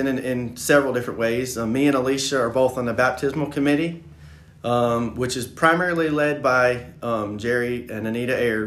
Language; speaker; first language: English; native; English